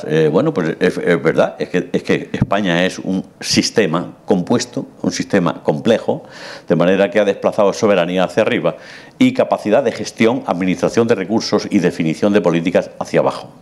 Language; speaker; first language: Spanish; native; Spanish